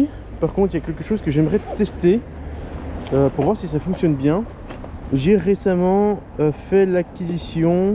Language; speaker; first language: French; native; French